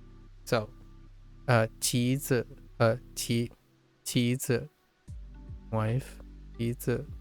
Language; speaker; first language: Chinese; non-native, learner; English